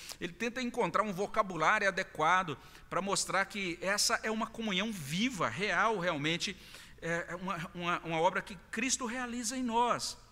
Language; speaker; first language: Portuguese; native; Portuguese